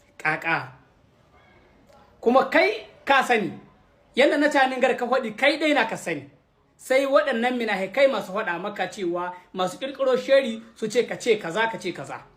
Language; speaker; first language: Hausa; native; Hausa